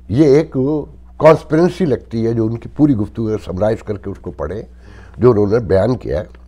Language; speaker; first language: Urdu; native; Urdu